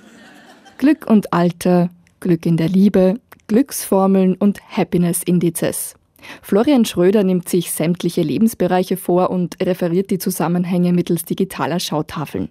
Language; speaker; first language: German; native; German